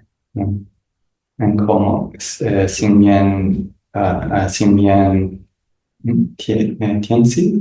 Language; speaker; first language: Vietnamese; non-native, learner; English